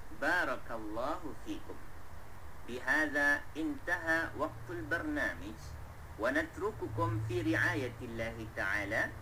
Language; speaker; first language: Arabic; non-native, fluent; Malay